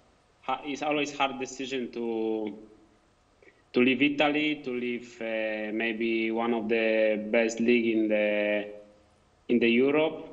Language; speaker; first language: English; non-native, fluent; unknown